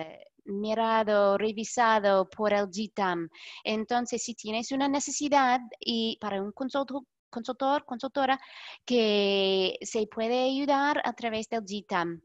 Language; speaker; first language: Spanish; non-native, fluent; English